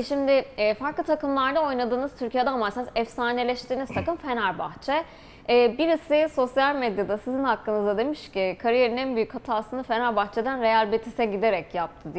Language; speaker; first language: Turkish; native; Turkish